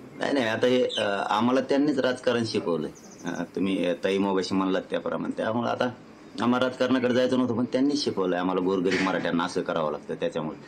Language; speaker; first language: Marathi; native; Marathi